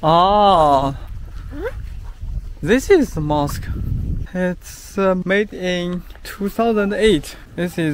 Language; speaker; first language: English; non-native, local second language; Chinese